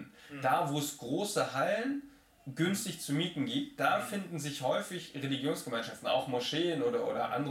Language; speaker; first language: German; native; German